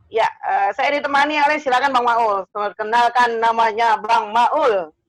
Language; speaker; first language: Indonesian; native; Indonesian